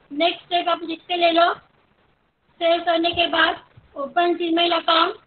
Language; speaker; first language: Hindi; non-native, local second language; Marathi